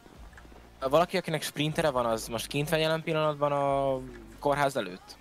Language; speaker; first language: Hungarian; native; Hungarian